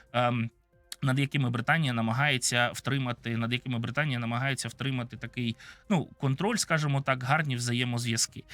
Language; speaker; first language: Ukrainian; non-native, local second language; Russian